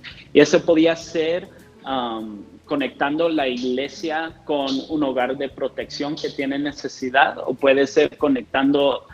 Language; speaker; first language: Spanish; non-native, fluent; English